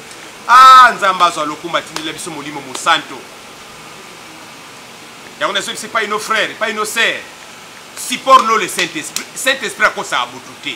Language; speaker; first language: French; non-native, local second language; Lingala